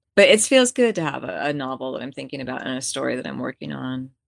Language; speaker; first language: English; native; English